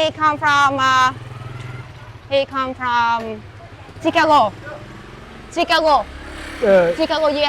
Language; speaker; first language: English; non-native, learner; Vietnamese